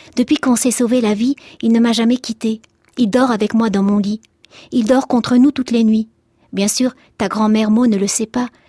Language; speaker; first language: French; early bilingual, other home language; Arabic